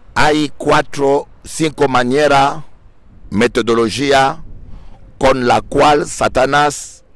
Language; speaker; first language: Spanish; non-native, learner; French